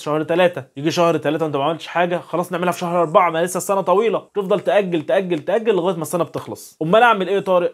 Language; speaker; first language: Arabic; native; Arabic